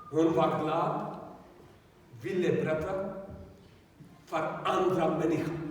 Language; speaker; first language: Swedish; non-native, learner; Urdu